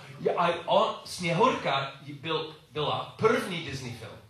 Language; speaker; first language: Czech; non-native, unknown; English